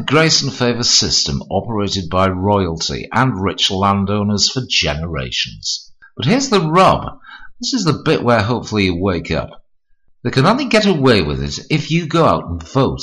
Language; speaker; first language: English; native; English